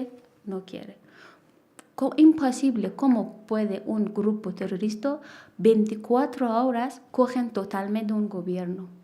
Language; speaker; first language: Spanish; non-native, learner; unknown